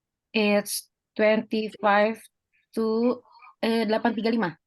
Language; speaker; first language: English; non-native, learner; Indonesian